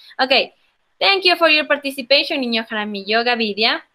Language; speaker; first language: English; non-native, learner; Spanish